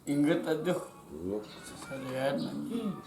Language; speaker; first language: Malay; non-native, local second language; Sundanese